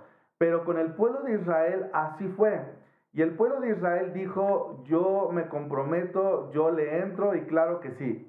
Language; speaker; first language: Spanish; native; Spanish